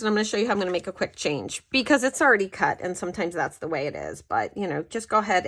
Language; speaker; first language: English; native; English